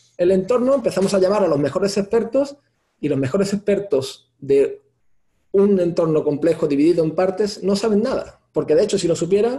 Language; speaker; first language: Spanish; native; Spanish